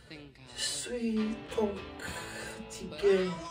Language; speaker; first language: French; non-native, learner; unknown